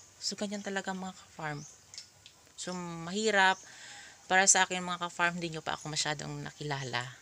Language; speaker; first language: Filipino; non-native, local second language; Hiligaynon